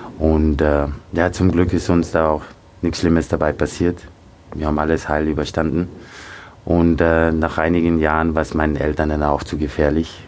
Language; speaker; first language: German; early bilingual, other home language; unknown